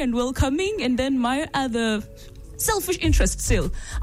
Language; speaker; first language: English; non-native, local second language; Ganda